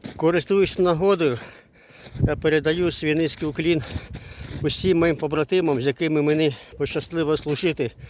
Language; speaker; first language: Ukrainian; non-native, local second language; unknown